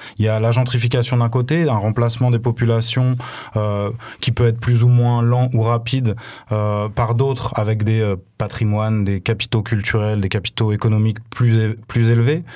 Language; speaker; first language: French; native; French